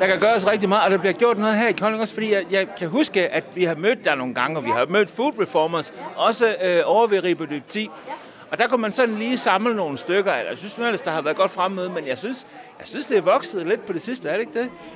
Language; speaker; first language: Danish; native; Danish